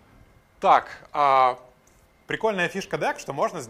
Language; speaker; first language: Russian; native; Russian